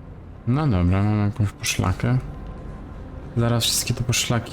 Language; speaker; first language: Polish; native; Polish